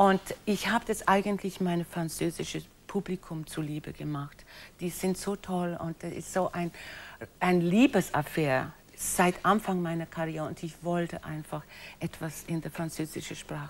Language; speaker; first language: German; non-native, fluent; English